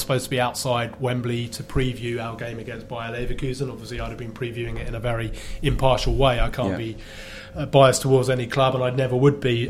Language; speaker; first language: English; native; English